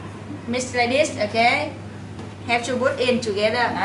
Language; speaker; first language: English; non-native, learner; Vietnamese